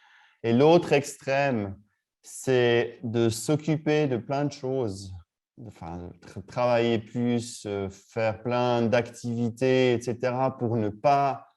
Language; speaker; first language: French; native; French